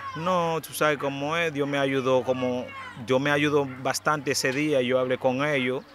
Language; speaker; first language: Spanish; non-native, fluent; Haitian Creole